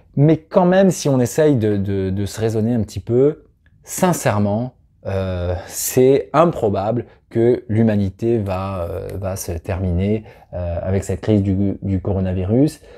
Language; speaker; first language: French; native; French